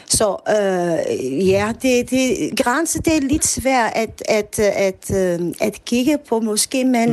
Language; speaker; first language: Danish; non-native, fluent; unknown